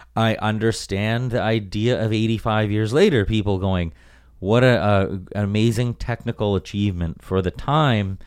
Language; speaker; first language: English; native; English